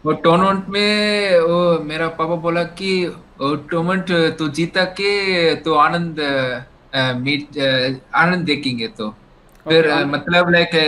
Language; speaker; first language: Hindi; non-native, local second language; Tamil